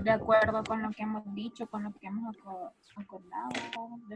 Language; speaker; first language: Spanish; native; Spanish